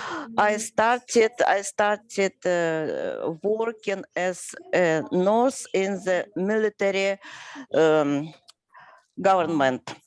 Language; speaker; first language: English; non-native, learner; Russian